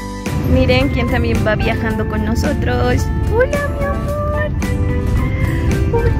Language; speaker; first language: Spanish; native; Spanish